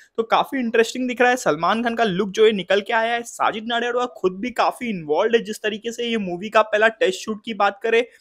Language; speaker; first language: Hindi; native; Hindi